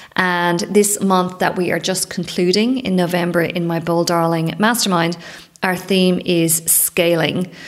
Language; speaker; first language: English; native; English